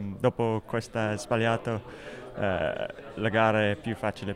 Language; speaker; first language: Italian; non-native, learner; English